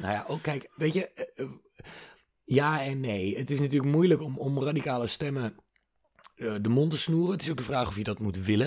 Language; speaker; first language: Dutch; native; Dutch